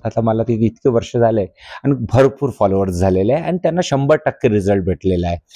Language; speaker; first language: Marathi; native; Marathi